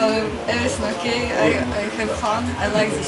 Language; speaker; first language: English; non-native, learner; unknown